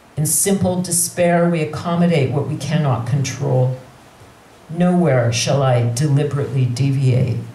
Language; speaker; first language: English; native; English